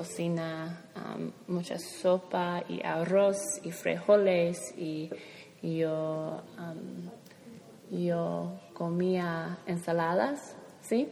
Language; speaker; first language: Spanish; non-native, learner; English